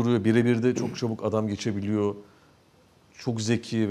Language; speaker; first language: Turkish; native; Turkish